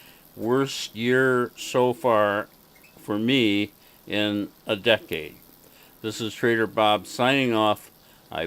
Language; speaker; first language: English; native; English